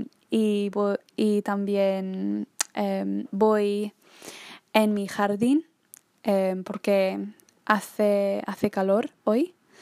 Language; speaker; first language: Spanish; non-native, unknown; English